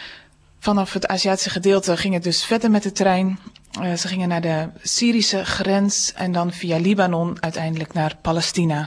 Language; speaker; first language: Dutch; native; Dutch